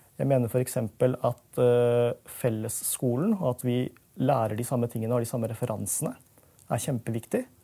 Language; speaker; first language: Norwegian; early bilingual, other home language; Urdu